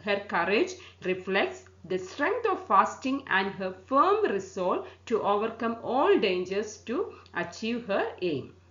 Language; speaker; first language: English; non-native, local second language; Malayalam